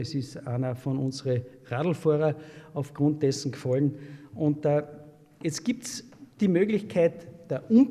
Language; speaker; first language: German; native; German